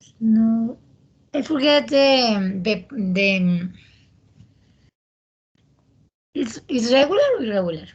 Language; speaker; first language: English; non-native, learner; Spanish